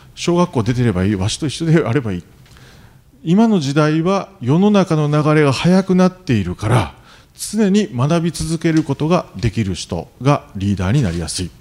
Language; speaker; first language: Japanese; native; Japanese